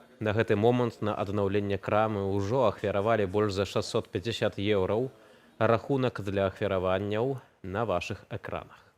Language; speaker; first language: Belarusian; native; Belarusian